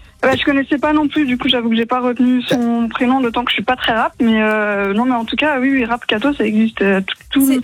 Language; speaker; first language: French; native; French